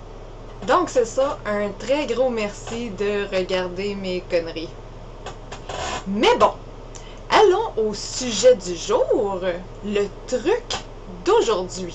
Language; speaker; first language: French; native; French